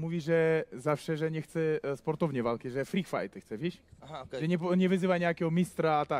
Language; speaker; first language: Polish; non-native, learner; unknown